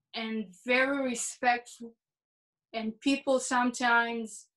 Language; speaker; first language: English; early bilingual, heritage; Hebrew